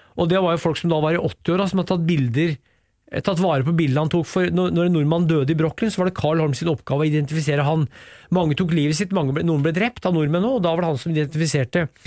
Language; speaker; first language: Norwegian; native; Norwegian